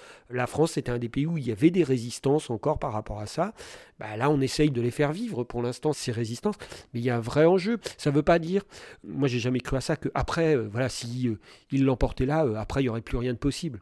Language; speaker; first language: French; native; French